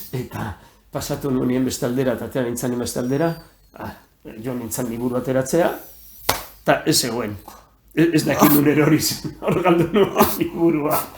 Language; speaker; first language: Basque; native; Basque